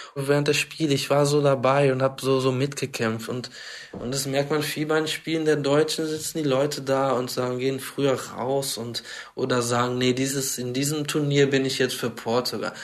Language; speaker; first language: German; early bilingual, heritage; German